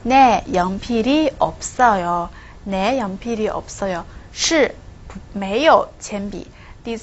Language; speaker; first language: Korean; non-native, fluent; Chinese